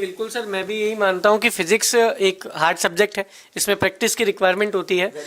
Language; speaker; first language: Hindi; native; Hindi